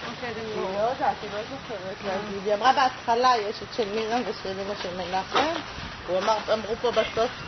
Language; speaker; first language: Hebrew; non-native, fluent; Malayalam